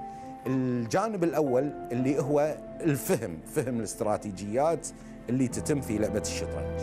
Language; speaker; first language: Arabic; native; Arabic